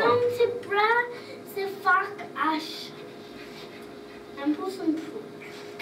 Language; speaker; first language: Romanian; early bilingual, heritage; English